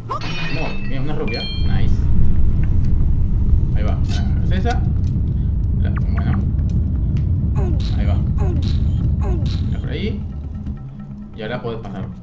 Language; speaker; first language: Spanish; native; Spanish